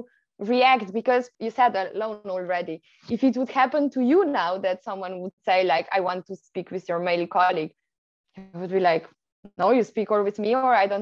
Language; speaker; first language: English; non-native, fluent; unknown